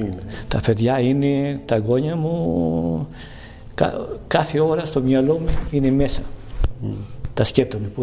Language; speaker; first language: Greek; non-native, fluent; Bulgarian